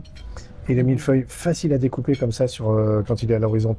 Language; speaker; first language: French; native; French